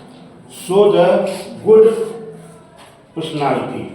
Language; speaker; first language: English; non-native, local second language; Hindi